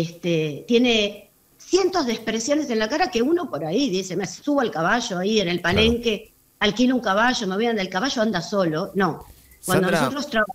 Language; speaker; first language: Spanish; native; Spanish